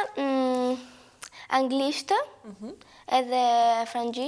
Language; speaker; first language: Albanian; early bilingual, heritage; Albanian